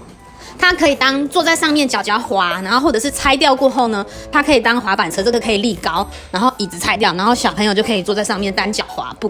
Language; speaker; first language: Chinese; native; Chinese